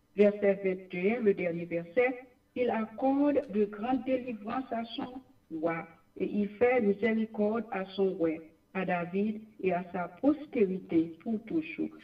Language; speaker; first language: French; non-native, local second language; Haitian Creole